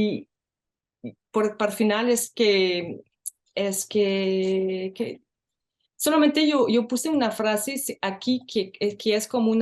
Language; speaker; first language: Spanish; non-native, learner; French